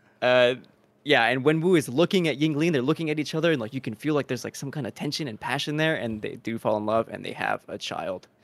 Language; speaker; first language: English; early bilingual, other home language; Spanish